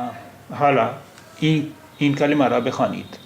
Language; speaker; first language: Persian; non-native, learner; Urdu